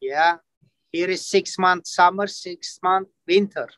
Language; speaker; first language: English; non-native, learner; Turkish